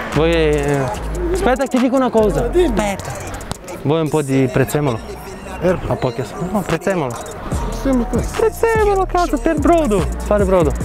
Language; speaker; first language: Italian; non-native, learner; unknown